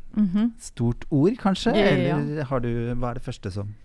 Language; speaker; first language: Norwegian; native; Norwegian